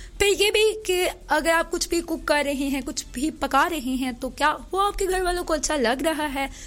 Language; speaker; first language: Urdu; early bilingual, heritage; Urdu